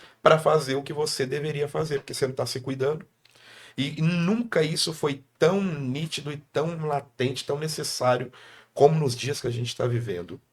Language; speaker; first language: Portuguese; native; Portuguese